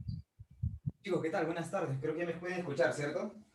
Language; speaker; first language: Spanish; native; Spanish